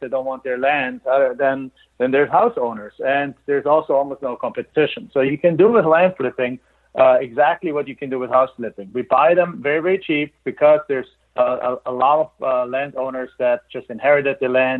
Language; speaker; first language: English; non-native, fluent; German